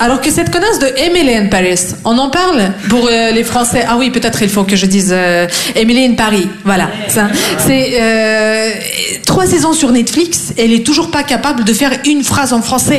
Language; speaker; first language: French; non-native, fluent; Russian